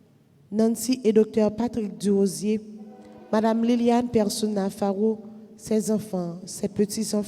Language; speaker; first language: French; non-native, local second language; Haitian Creole